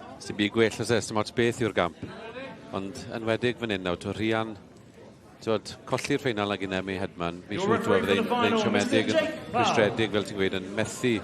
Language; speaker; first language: Welsh; native; Welsh